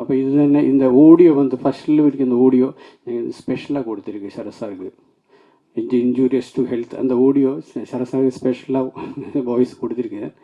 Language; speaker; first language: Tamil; non-native, learner; Malayalam